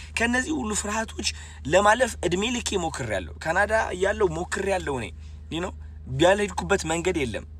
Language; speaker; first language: Amharic; native; Amharic